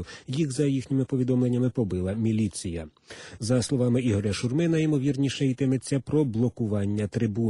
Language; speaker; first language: Ukrainian; native; Ukrainian